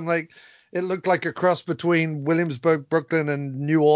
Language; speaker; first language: English; native; English